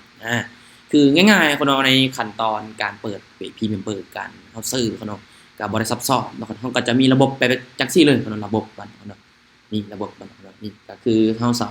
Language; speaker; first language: Thai; non-native, local second language; Lao